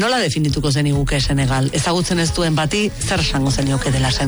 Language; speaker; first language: Basque; native; Basque